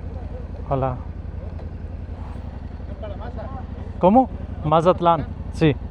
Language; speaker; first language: Spanish; non-native, learner; Urdu